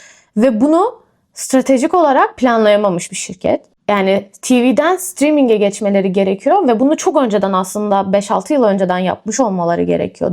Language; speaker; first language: Turkish; native; Turkish